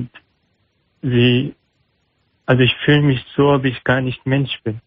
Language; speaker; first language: German; non-native, learner; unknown